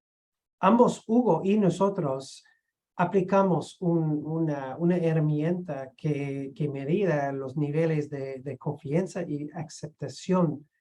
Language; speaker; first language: Spanish; non-native, fluent; English